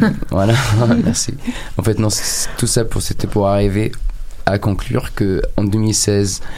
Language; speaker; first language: French; non-native, fluent; Arabic